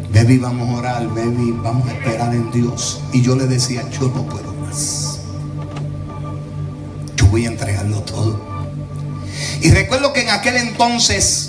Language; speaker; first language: Spanish; native; Spanish